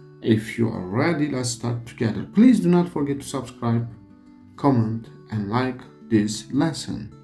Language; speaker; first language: English; non-native, learner; Kurdish